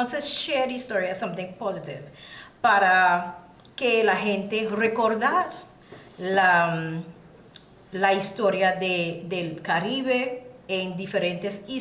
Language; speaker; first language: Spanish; non-native, learner; English